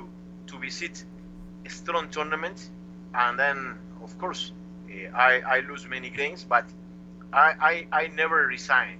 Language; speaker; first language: English; non-native, learner; Spanish